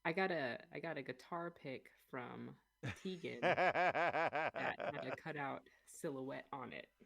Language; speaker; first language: English; native; English